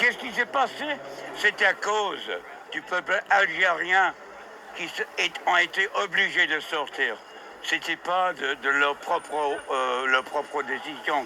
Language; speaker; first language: French; non-native, fluent; English